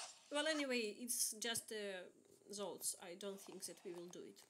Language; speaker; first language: English; non-native, learner; Russian